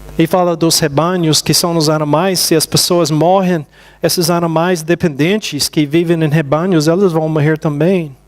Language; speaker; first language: Portuguese; non-native, fluent; English